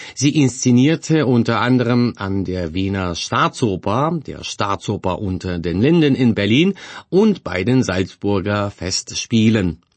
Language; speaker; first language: German; non-native, fluent; Bulgarian